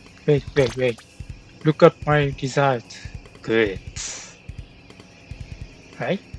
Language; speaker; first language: English; non-native, learner; Japanese